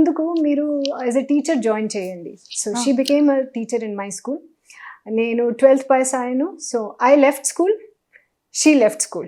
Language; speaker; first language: Telugu; non-native, learner; Hindi